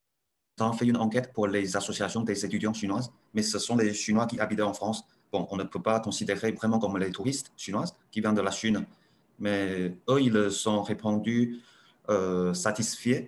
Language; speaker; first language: French; non-native, learner; Chinese